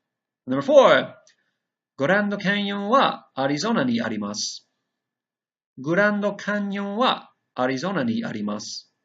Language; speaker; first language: Japanese; non-native, fluent; English